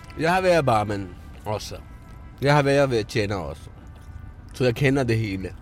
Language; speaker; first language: Danish; non-native, fluent; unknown